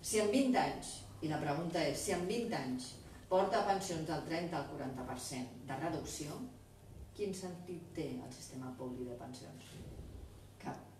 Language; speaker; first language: Catalan; non-native, local second language; Spanish